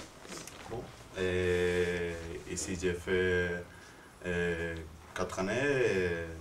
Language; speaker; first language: French; non-native, fluent; Spanish